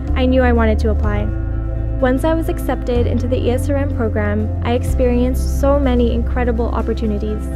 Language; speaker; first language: English; native; English